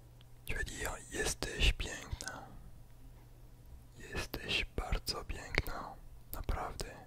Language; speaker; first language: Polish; early bilingual, heritage; French